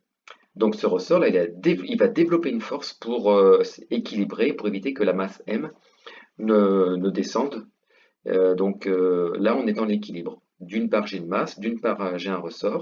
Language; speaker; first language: French; native; French